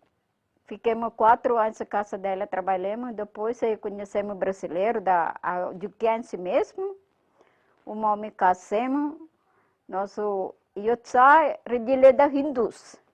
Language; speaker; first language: Portuguese; non-native, learner; Malayalam